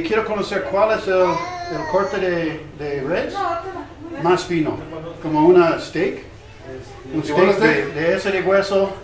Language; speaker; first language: Spanish; non-native, learner; English